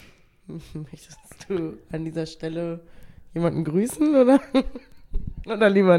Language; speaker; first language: German; native; German